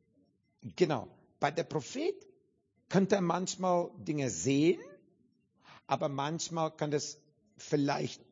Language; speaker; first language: German; non-native, learner; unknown